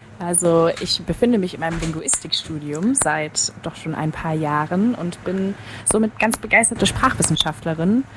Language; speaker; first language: German; native; German